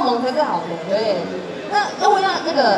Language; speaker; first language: Chinese; native; Chinese